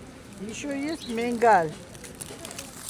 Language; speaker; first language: Russian; non-native, learner; Georgian